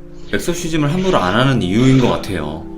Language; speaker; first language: Korean; native; Korean